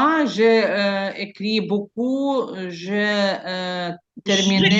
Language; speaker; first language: French; non-native, learner; Ukrainian